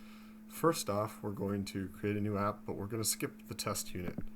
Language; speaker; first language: English; native; English